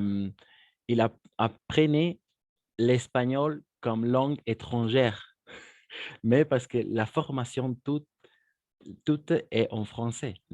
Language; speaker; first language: French; non-native, fluent; Spanish